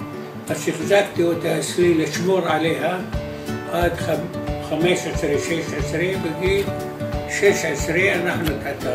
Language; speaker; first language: Hebrew; non-native, fluent; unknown